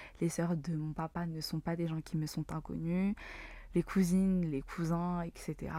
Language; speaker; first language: French; non-native, local second language; Malagasy